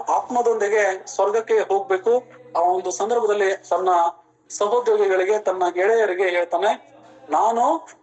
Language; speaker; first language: Kannada; non-native, local second language; Lambadi